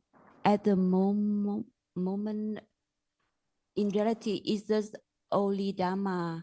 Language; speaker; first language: English; non-native, learner; Vietnamese